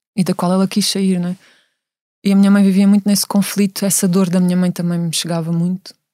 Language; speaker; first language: Portuguese; native; Portuguese